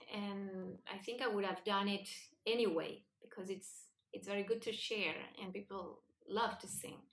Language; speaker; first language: English; non-native, fluent; Spanish